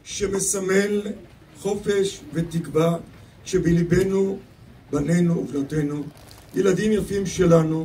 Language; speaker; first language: Hebrew; native; Hebrew